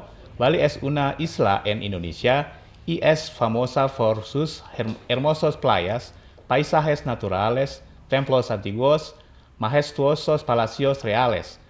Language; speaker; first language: Spanish; non-native, fluent; Indonesian